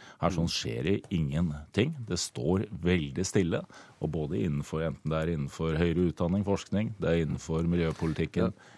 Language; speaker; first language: Norwegian; native; Norwegian